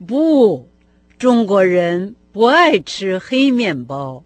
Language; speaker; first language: Chinese; non-native, fluent; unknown